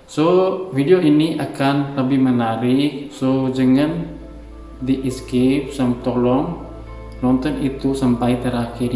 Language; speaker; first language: Indonesian; non-native, learner; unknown